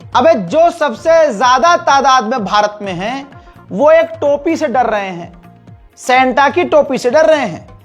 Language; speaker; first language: Hindi; native; Hindi